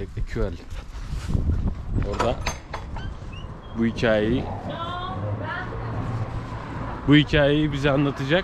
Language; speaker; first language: Turkish; native; Turkish